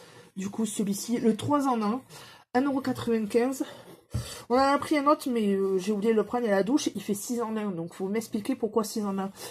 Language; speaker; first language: French; native; French